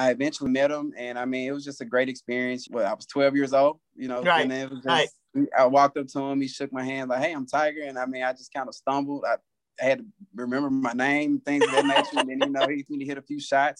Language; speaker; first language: English; native; English